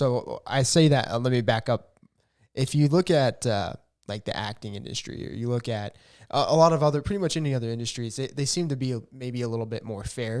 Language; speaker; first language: English; native; English